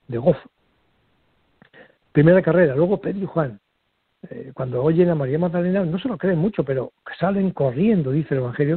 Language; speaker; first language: Spanish; native; Spanish